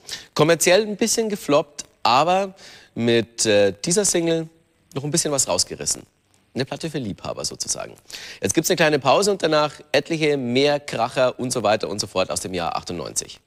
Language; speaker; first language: German; native; German